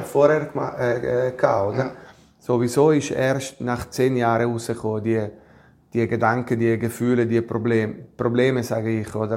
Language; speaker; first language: German; non-native, fluent; Italian